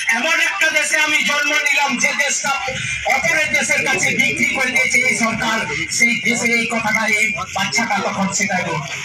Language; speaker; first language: Bangla; non-native, local second language; Santali